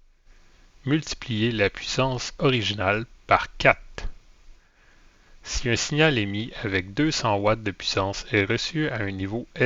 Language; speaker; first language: French; native; French